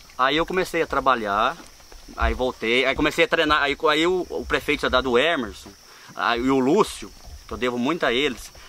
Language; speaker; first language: Portuguese; native; Portuguese